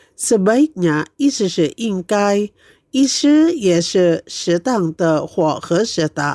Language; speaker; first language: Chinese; non-native, fluent; Indonesian